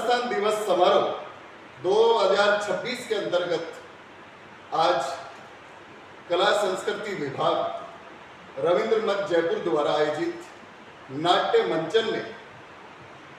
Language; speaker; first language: Hindi; native; Hindi